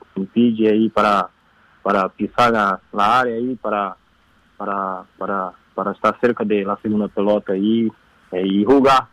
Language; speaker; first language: Spanish; non-native, learner; Portuguese